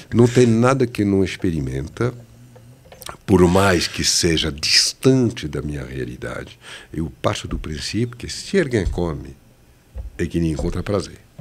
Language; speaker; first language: Portuguese; non-native, fluent; French